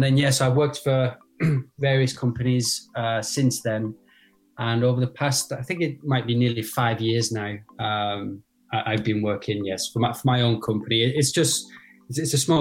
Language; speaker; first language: English; native; English